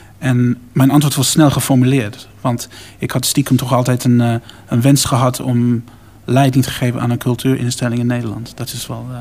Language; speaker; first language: Dutch; non-native, fluent; English